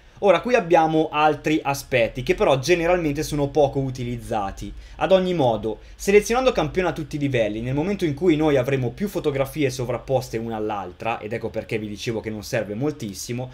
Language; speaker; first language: Italian; native; Italian